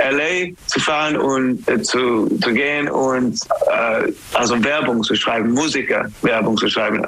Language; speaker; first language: German; non-native, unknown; English